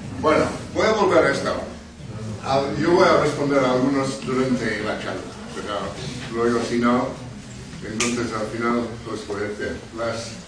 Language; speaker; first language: Spanish; non-native, fluent; English